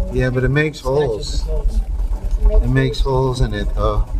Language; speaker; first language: English; native; English